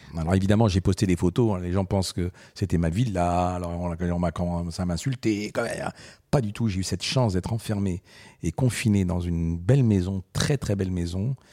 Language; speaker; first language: French; early bilingual, other home language; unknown